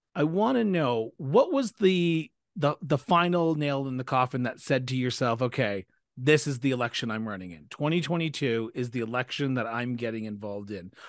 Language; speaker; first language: English; native; English